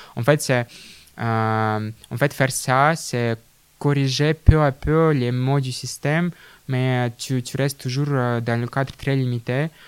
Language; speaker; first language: French; non-native, fluent; Russian